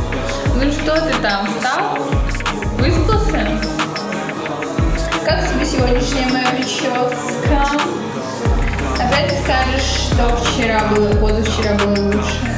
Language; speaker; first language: Russian; native; Russian